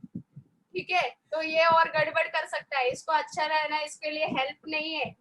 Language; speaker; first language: Hindi; non-native, local second language; Malayalam